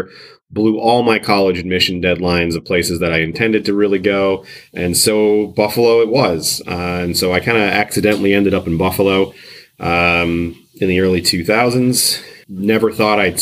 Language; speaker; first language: English; native; English